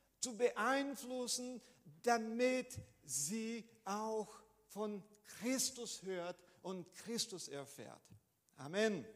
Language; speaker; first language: German; non-native, fluent; Portuguese